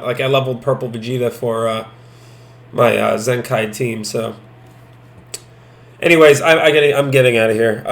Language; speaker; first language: English; native; English